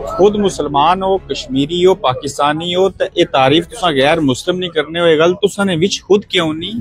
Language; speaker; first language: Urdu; non-native, local second language; Pahari-Potwari